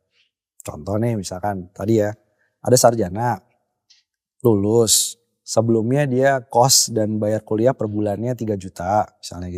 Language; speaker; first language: Indonesian; native; Indonesian